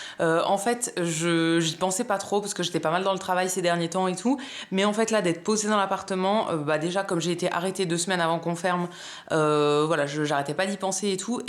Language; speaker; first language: French; native; French